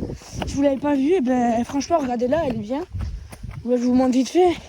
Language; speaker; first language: French; native; French